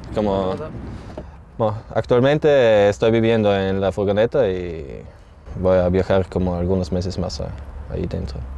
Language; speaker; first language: Spanish; non-native, learner; German